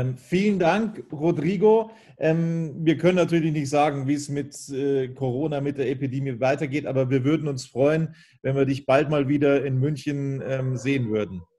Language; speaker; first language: German; native; German